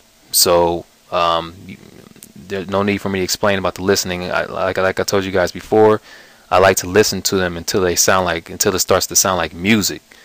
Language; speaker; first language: English; native; English